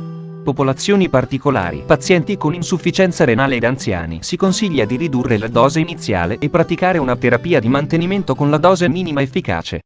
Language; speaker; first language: Italian; native; Italian